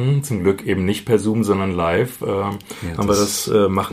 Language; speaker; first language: German; native; German